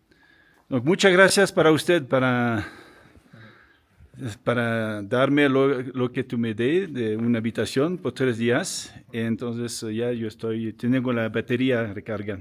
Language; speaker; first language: Spanish; non-native, learner; French